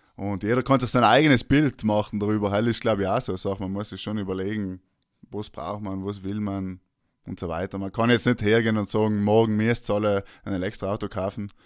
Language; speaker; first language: German; native; German